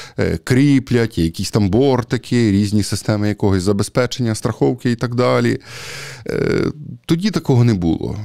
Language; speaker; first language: Ukrainian; native; Ukrainian